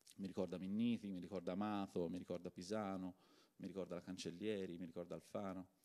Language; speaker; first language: Italian; native; Italian